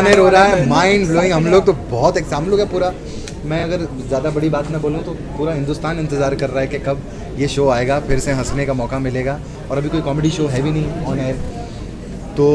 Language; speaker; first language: Hindi; native; Hindi